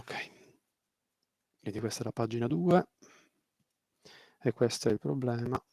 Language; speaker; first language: Italian; native; Italian